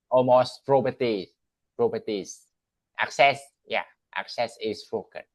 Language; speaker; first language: English; non-native, learner; Vietnamese